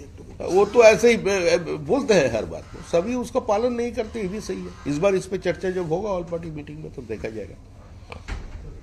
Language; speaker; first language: Hindi; non-native, local second language; Bangla